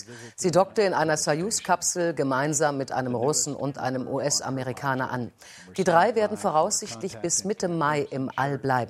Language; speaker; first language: German; native; German